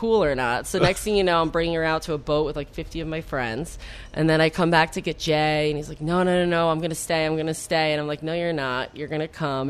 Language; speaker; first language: English; native; English